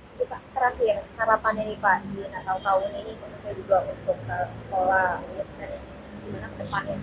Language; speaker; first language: Indonesian; native; Indonesian